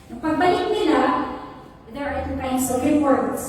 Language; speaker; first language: Filipino; native; Filipino